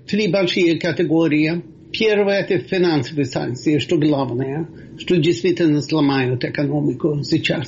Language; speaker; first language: Russian; non-native, fluent; Swedish